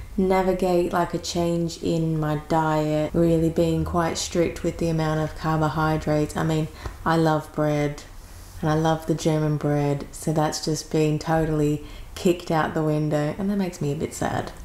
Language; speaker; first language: English; native; English